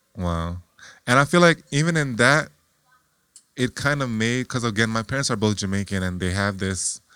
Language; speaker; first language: English; native; English